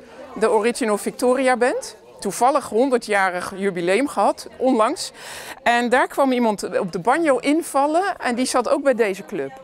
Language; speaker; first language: Dutch; native; Dutch